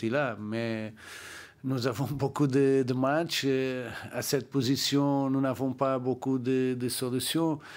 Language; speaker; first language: French; non-native, learner; Portuguese